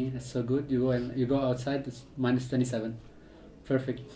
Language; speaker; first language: English; non-native, fluent; Arabic